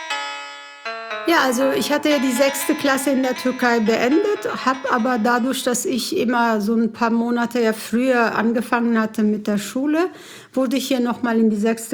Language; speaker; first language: German; early bilingual, other home language; Kurdish